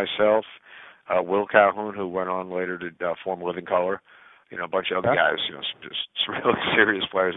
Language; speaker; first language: English; native; English